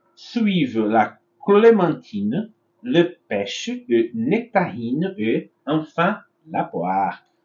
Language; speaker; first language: French; non-native, fluent; Portuguese